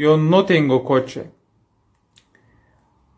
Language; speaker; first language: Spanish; non-native, learner; Turkish